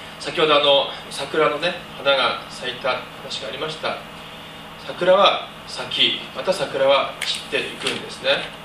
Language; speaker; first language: Japanese; native; Japanese